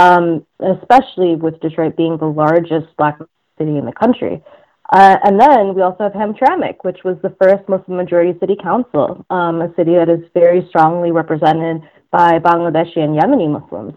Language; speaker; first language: English; native; English